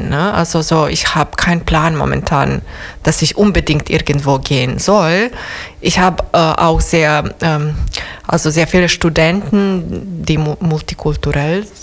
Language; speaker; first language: German; non-native, fluent; Serbian